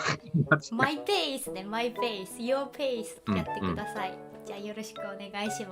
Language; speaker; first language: Japanese; native; Japanese